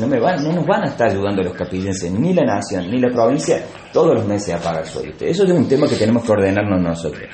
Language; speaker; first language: Spanish; native; Spanish